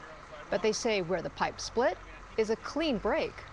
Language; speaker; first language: English; native; English